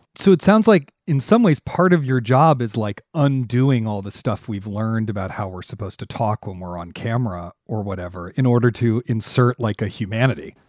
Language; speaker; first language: English; native; English